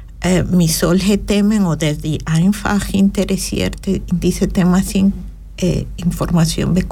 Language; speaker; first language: German; non-native, fluent; Spanish